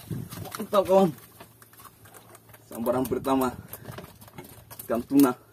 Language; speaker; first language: Indonesian; native; Indonesian